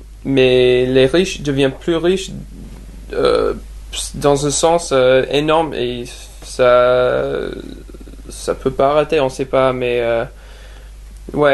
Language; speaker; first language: French; non-native, fluent; English